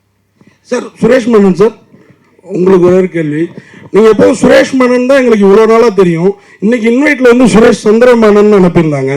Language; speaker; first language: Tamil; native; Tamil